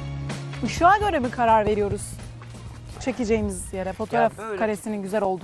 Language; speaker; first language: Turkish; native; Turkish